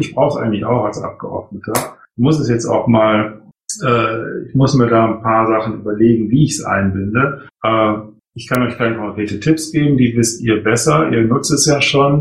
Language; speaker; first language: German; native; German